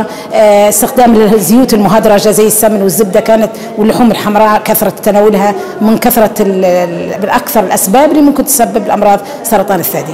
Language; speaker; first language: Arabic; native; Arabic